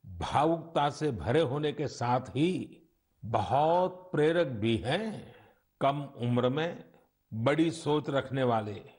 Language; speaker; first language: Hindi; non-native, local second language; Gujarati